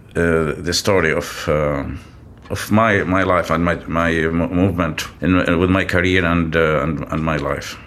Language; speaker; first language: English; non-native, fluent; Arabic